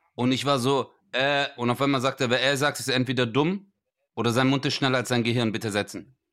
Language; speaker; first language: German; early bilingual, other home language; Turkish